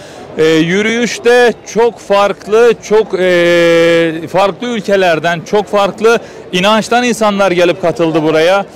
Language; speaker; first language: Turkish; native; Turkish